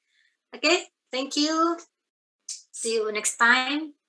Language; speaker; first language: English; non-native, fluent; Indonesian